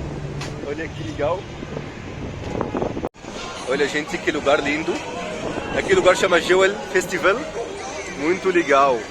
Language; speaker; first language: Portuguese; non-native, fluent; Arabic